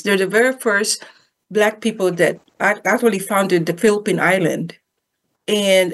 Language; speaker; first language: English; non-native, local second language; Filipino